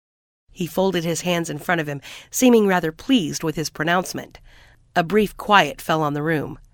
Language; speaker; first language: English; native; English